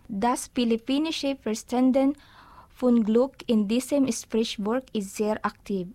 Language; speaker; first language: German; non-native, learner; Filipino